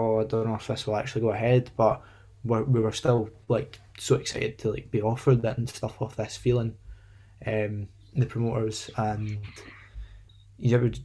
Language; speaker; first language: English; native; English